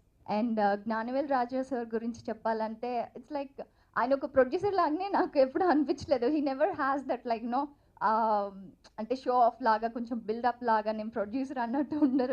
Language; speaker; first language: Telugu; non-native, fluent; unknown